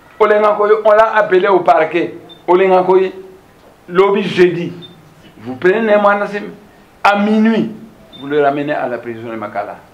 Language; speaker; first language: French; non-native, local second language; Kongo